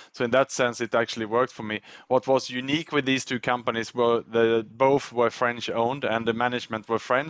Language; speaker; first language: English; non-native, fluent; Swedish